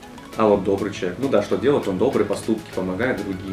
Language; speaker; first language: Russian; native; Russian